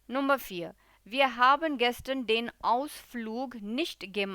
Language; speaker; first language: German; non-native, fluent; Hindi